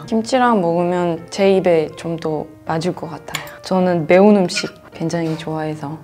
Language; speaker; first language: Korean; non-native, fluent; French